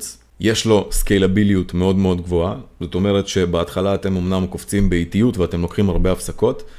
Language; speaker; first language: Hebrew; native; Hebrew